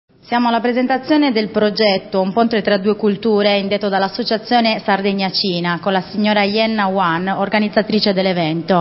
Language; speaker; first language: Italian; native; Italian